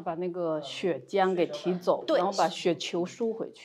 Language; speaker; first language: Chinese; native; Chinese